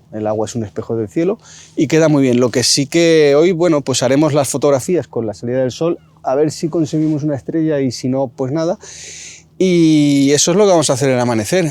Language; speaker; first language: Spanish; native; Spanish